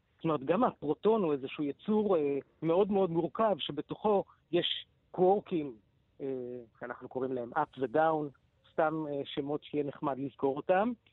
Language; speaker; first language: Hebrew; native; Hebrew